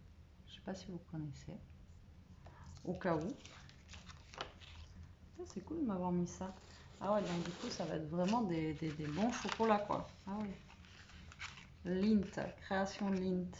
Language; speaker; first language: French; native; French